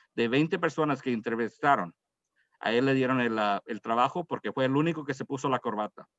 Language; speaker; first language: Spanish; early bilingual, heritage; Spanish